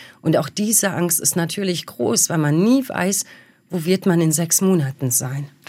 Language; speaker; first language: German; early bilingual, other home language; Bosnian